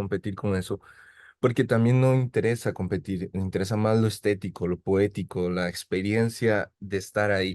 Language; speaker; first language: Spanish; native; Spanish